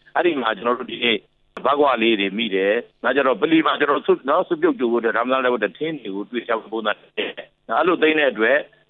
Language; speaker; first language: Burmese; native; Burmese